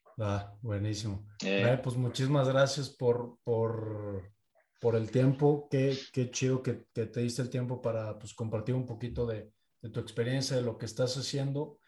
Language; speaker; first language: Spanish; native; Spanish